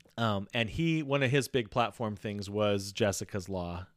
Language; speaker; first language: English; native; English